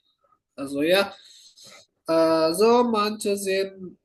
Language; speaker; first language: German; non-native, fluent; Indonesian